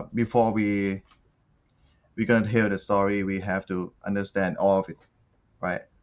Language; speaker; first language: English; non-native, learner; Thai